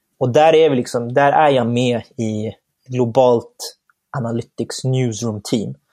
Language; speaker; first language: Swedish; early bilingual, other home language; Bangla